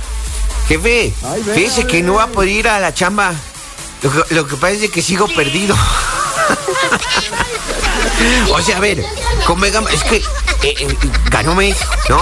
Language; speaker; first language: Spanish; native; Spanish